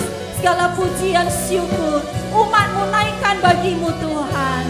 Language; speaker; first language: Indonesian; native; Indonesian